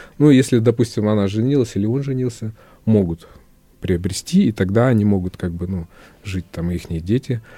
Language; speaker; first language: Russian; non-native, local second language; Kyrgyz